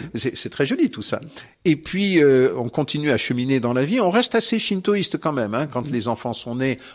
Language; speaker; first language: French; native; French